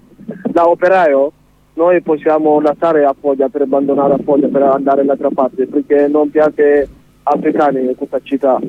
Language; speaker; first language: Italian; non-native, learner; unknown